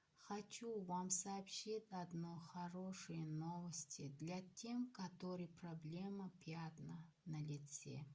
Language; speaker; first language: Russian; non-native, local second language; Tajik